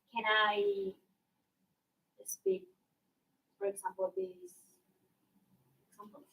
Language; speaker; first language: English; non-native, learner; Spanish